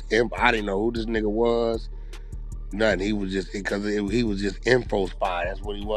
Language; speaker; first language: English; native; English